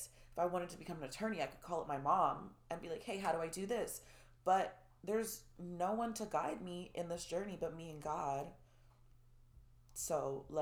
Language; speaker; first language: English; native; English